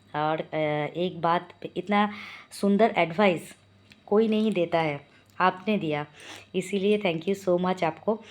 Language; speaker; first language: Hindi; non-native, local second language; Bangla